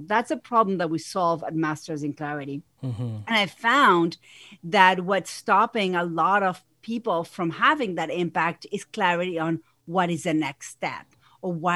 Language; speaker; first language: English; non-native, fluent; Spanish